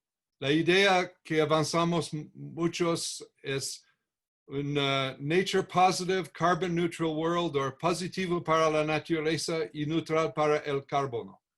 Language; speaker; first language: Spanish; non-native, learner; English